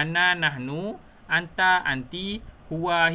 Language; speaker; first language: Arabic; non-native, fluent; Malay